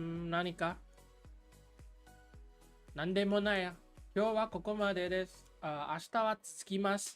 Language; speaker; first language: Japanese; non-native, learner; English